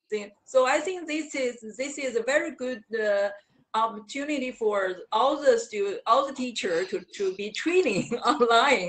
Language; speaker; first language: English; non-native, learner; Chinese